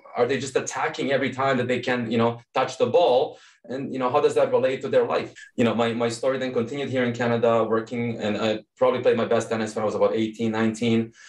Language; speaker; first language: English; early bilingual, other home language; Serbian